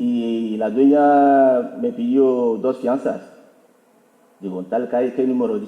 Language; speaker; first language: Spanish; non-native, fluent; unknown